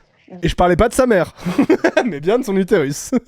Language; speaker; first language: French; native; French